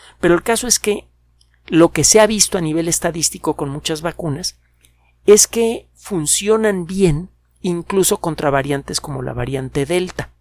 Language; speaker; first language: Spanish; native; Spanish